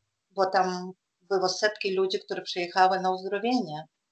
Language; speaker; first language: Polish; non-native, fluent; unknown